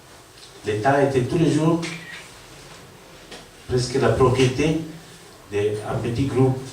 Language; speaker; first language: French; non-native, learner; Spanish